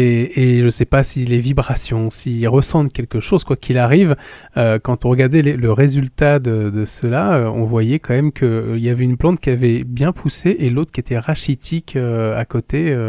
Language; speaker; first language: French; native; French